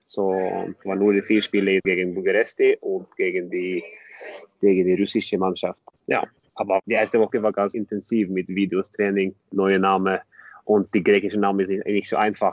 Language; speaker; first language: German; non-native, fluent; Norwegian